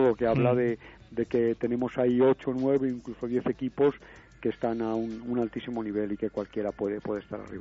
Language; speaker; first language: Spanish; native; Spanish